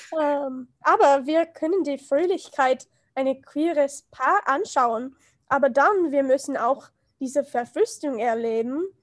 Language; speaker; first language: German; non-native, learner; English